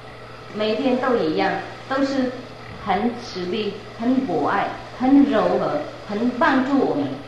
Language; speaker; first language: Chinese; non-native, fluent; Vietnamese